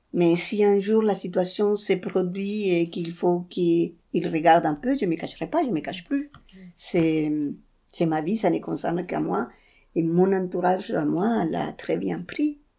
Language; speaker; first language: French; non-native, fluent; Spanish